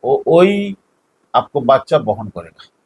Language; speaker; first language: Hindi; non-native, local second language; Bangla